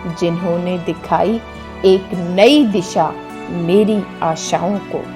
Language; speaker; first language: Hindi; native; Hindi